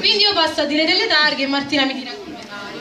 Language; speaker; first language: Italian; native; Italian